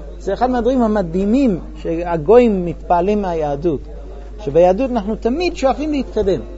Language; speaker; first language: Hebrew; non-native, fluent; English